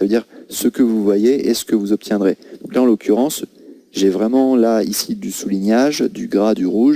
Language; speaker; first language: French; native; French